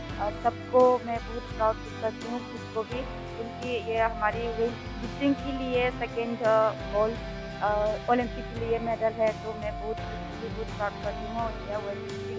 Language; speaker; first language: Hindi; non-native, local second language; Manipuri